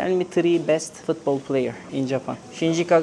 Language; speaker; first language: English; non-native, learner; Turkish